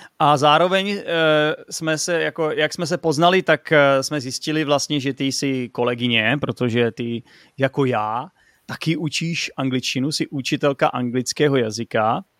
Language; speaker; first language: Czech; native; Czech